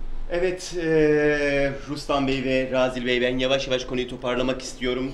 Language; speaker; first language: Turkish; native; Turkish